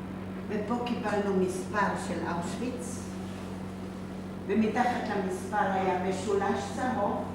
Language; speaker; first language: Hebrew; non-native, fluent; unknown